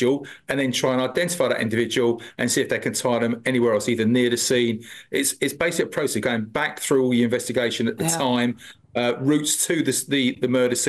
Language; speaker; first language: English; native; English